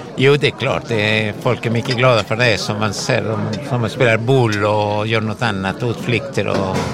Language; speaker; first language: Swedish; non-native, fluent; Spanish